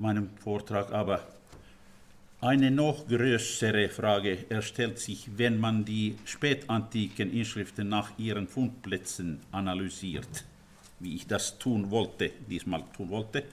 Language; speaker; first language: German; non-native, fluent; Finnish